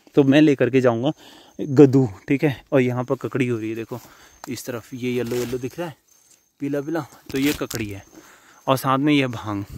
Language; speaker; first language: Hindi; native; Hindi